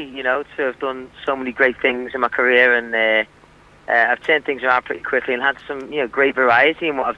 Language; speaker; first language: English; native; English